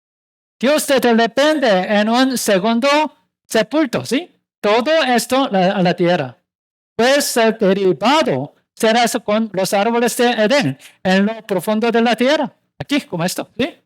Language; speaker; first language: Spanish; non-native, learner; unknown